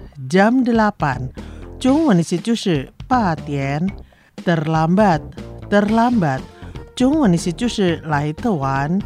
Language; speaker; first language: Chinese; early bilingual, heritage; Chinese